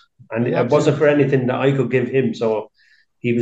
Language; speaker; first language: English; native; English